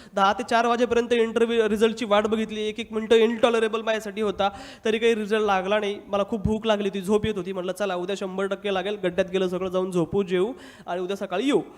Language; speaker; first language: Marathi; non-native, local second language; Hindi